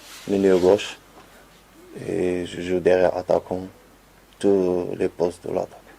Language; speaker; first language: French; non-native, learner; Arabic